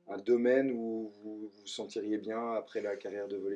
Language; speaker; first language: French; native; French